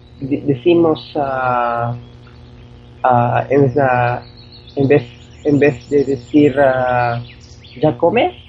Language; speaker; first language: Spanish; non-native, fluent; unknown